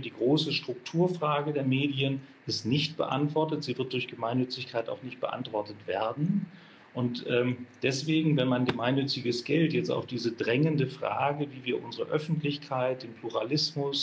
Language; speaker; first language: German; native; German